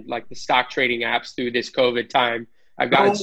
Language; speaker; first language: English; native; English